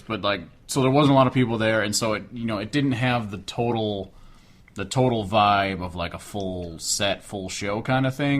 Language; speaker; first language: English; native; English